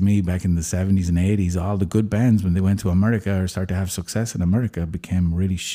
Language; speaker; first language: English; native; English